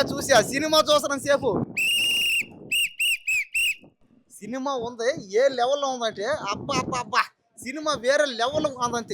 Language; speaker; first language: Telugu; native; Telugu